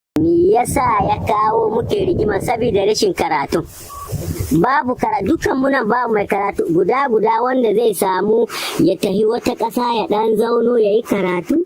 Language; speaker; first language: Hausa; non-native, local second language; Fula